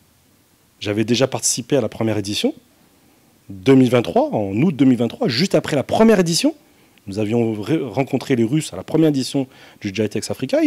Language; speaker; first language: French; non-native, local second language; Arabic